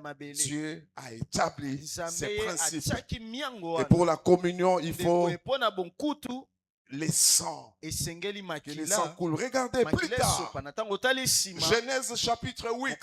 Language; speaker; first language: French; non-native, local second language; Lingala